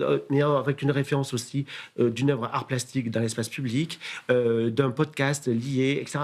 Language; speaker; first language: French; native; French